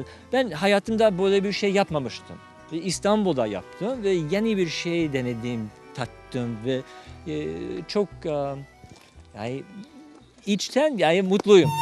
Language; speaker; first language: Turkish; non-native, fluent; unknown